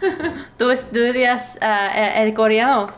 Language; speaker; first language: Spanish; non-native, learner; English